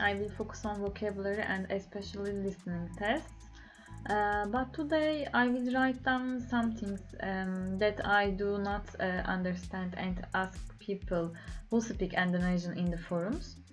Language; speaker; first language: English; non-native, learner; Turkish